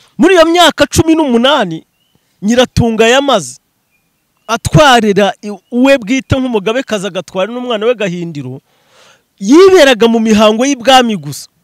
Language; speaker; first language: Kinyarwanda; native; Kinyarwanda